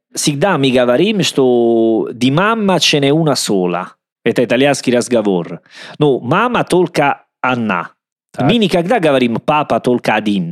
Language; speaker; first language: Russian; non-native, learner; Italian